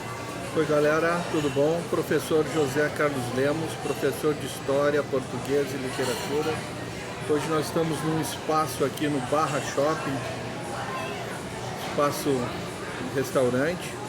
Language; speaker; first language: Portuguese; native; Portuguese